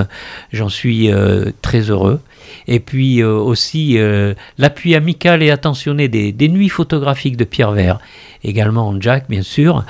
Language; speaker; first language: French; native; French